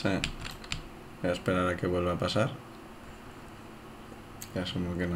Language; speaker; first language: Spanish; native; Spanish